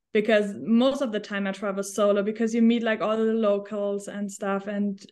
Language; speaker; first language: English; non-native, fluent; German